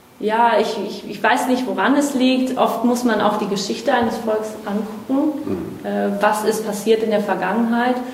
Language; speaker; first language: German; non-native, fluent; Portuguese